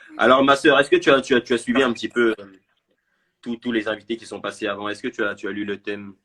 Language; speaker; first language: French; native; French